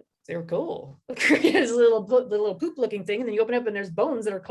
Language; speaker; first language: English; native; English